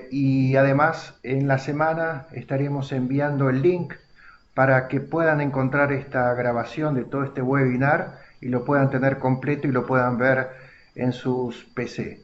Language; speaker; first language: Spanish; native; Spanish